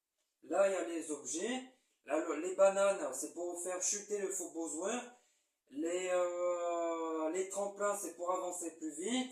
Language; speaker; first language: French; native; French